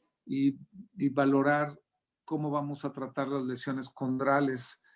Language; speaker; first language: Spanish; native; Spanish